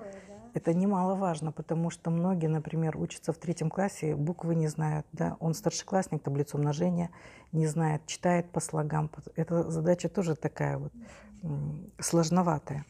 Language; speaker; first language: Russian; native; Russian